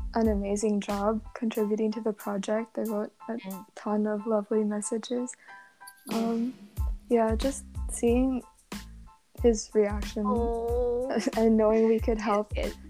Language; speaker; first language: English; non-native, local second language; Cantonese